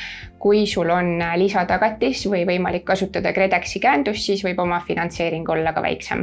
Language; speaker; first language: Estonian; native; Estonian